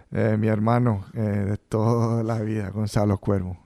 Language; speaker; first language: Spanish; early bilingual, heritage; Spanish